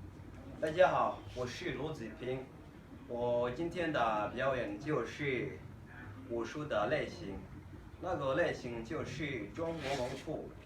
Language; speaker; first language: Chinese; non-native, learner; Kinyarwanda